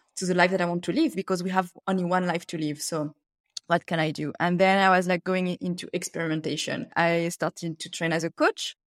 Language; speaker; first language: English; non-native, fluent; French